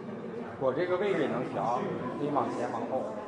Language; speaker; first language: Chinese; native; Chinese